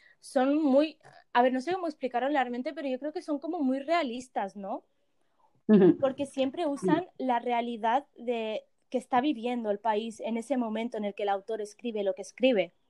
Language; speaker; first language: Spanish; early bilingual, other home language; Arabic